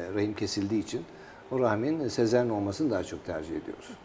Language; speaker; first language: Turkish; native; Turkish